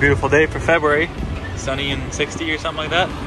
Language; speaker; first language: English; native; English